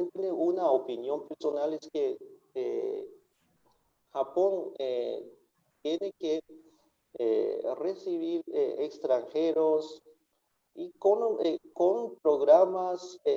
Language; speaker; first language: Spanish; non-native, fluent; Japanese